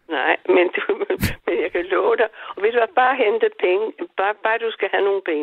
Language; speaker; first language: Danish; native; Danish